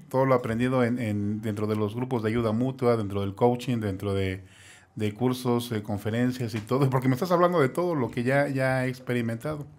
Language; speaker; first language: Spanish; native; Spanish